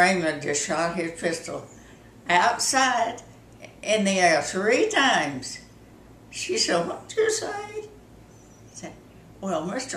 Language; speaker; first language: English; native; English